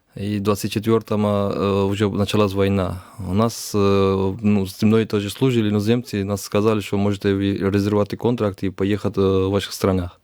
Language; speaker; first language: Russian; non-native, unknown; Georgian